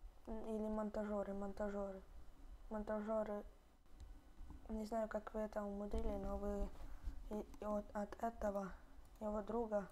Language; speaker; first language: Russian; early bilingual, heritage; Russian